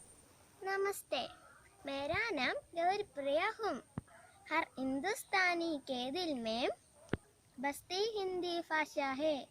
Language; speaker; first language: Hindi; non-native, local second language; Malayalam